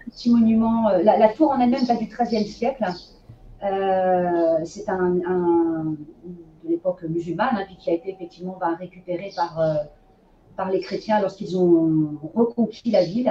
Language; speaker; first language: French; native; French